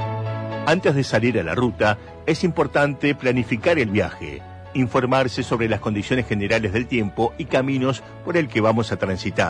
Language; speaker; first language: Spanish; native; Spanish